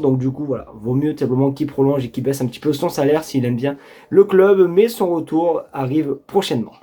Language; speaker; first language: French; native; French